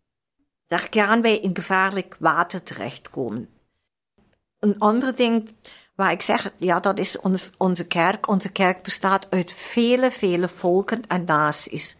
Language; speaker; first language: Dutch; non-native, fluent; German